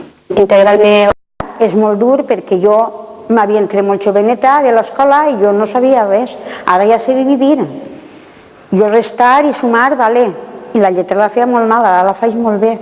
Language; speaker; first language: Catalan; non-native, local second language; Spanish